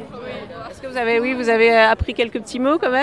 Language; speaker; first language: French; native; French